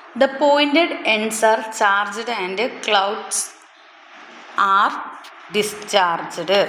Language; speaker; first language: English; non-native, local second language; Malayalam